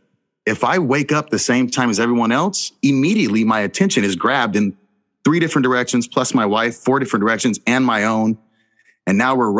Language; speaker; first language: English; native; English